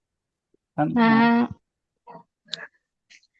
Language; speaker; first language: Arabic; non-native, fluent; Indonesian